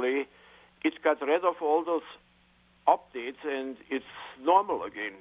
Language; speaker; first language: English; non-native, fluent; German